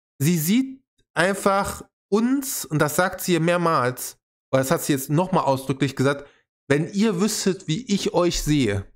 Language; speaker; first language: German; native; German